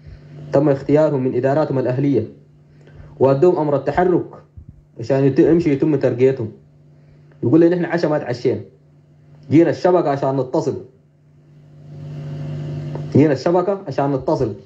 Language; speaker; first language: Arabic; native; Arabic